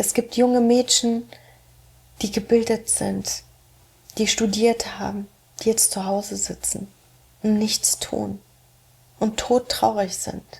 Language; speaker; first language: German; early bilingual, heritage; German